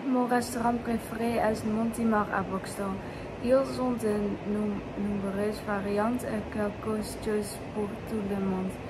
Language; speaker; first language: French; non-native, learner; Dutch